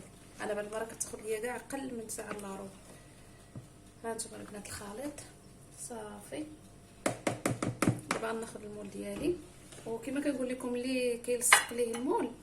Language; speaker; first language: Arabic; native; Arabic